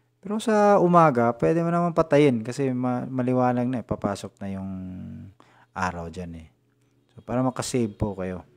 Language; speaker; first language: Filipino; non-native, local second language; Cebuano